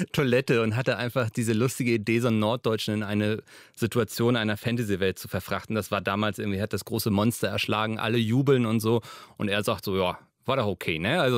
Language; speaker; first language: German; native; German